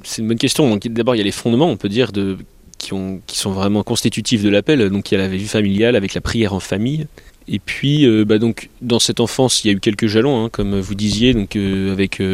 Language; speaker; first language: French; native; French